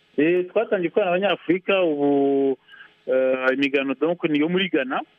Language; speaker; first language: Kinyarwanda; early bilingual, heritage; Kinyarwanda